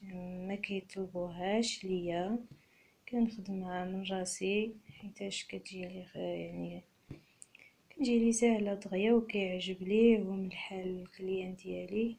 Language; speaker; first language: Arabic; native; Arabic